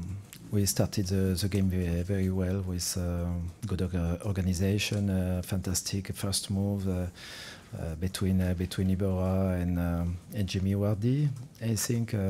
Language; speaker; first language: English; non-native, fluent; French